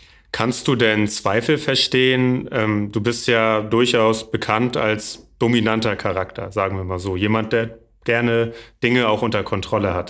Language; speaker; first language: German; native; German